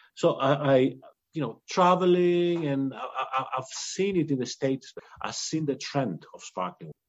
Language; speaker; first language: English; non-native, fluent; Greek